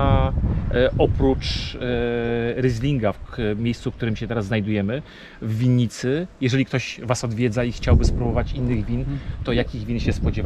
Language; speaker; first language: Polish; native; Polish